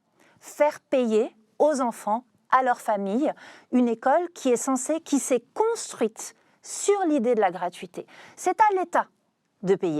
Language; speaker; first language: French; native; French